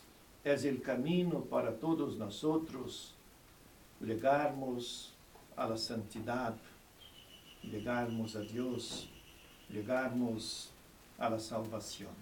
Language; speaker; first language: Spanish; non-native, fluent; Portuguese